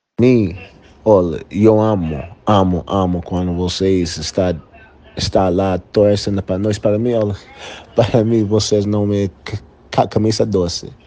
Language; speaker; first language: Portuguese; non-native, learner; English